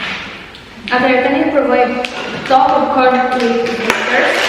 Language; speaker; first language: Albanian; early bilingual, heritage; Albanian